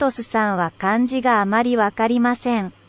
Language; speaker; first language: Japanese; non-native, learner; Vietnamese